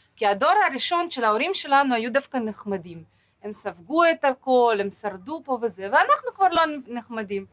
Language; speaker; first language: Hebrew; non-native, fluent; Russian